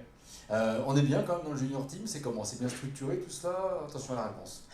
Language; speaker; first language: French; native; French